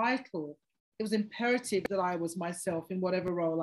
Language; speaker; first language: English; native; English